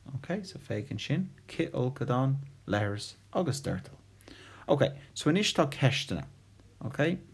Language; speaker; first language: Irish; non-native, local second language; English